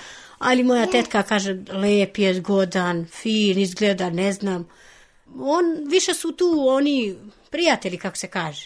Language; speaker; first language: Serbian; non-native, fluent; Albanian